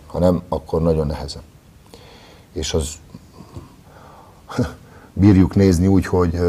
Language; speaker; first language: Hungarian; non-native, fluent; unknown